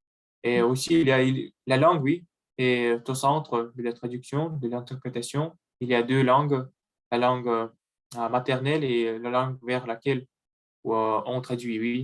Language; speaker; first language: French; non-native, learner; Russian